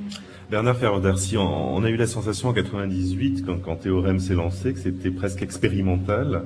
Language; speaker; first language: French; native; French